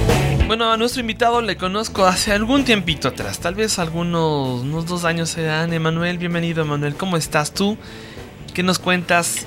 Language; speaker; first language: Spanish; native; Spanish